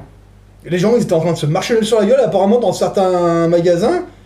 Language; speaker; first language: French; native; French